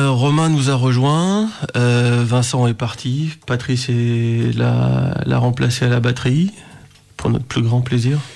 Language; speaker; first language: French; native; French